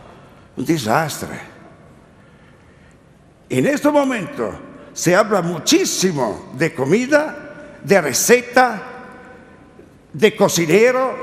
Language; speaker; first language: Spanish; non-native, learner; Italian